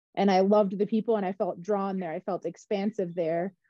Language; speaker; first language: English; native; English